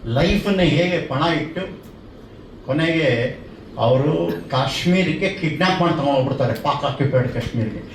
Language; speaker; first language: Kannada; native; Kannada